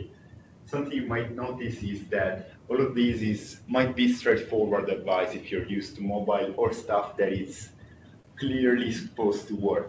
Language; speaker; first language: English; non-native, fluent; Italian